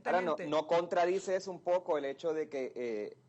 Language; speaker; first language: Spanish; native; Spanish